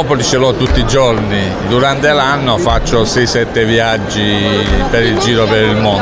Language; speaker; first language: Italian; native; Italian